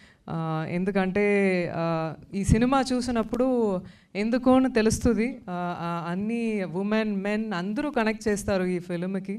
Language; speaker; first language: Telugu; non-native, learner; Tamil